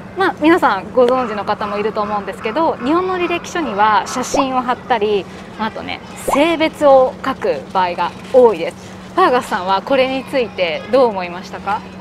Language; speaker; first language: Japanese; native; Japanese